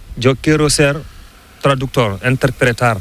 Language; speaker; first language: Spanish; non-native, learner; Fula